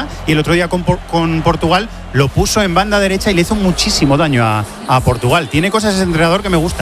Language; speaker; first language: Spanish; native; Spanish